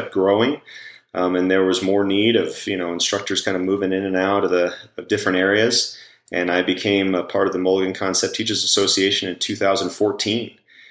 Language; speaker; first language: English; native; English